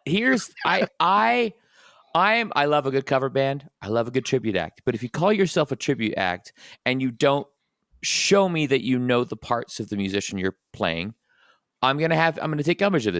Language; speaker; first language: English; native; English